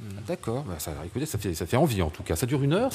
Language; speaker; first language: French; native; French